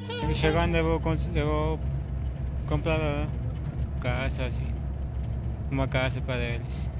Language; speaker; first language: Portuguese; non-native, fluent; Spanish